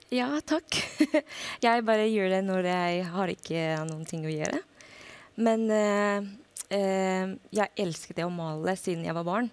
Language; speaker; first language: Norwegian; non-native, fluent; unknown